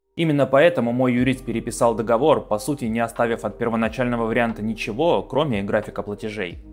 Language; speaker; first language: Russian; native; Russian